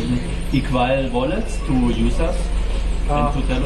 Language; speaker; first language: Spanish; non-native, learner; German